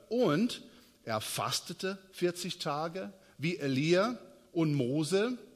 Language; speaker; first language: German; non-native, fluent; English